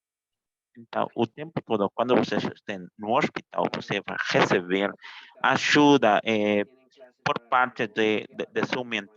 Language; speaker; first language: Portuguese; non-native, fluent; Spanish